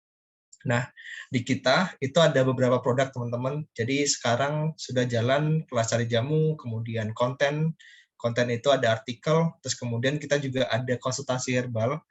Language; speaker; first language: Indonesian; native; Indonesian